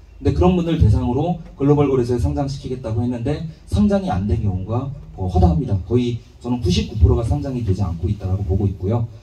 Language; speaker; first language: Korean; native; Korean